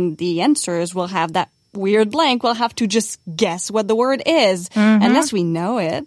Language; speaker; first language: English; native; English